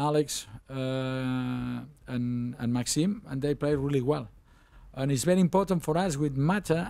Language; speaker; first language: English; non-native, learner; Spanish